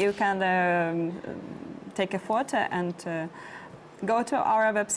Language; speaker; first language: English; non-native, learner; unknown